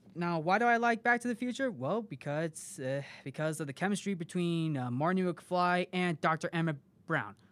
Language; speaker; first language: English; native; English